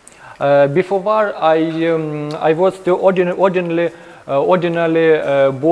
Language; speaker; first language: English; non-native, learner; Ukrainian